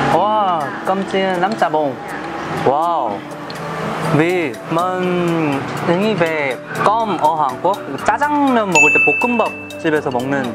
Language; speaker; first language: Vietnamese; non-native, learner; Korean